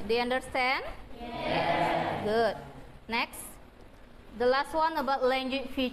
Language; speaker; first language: English; non-native, fluent; Indonesian